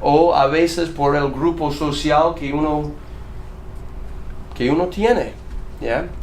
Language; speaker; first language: Spanish; non-native, fluent; English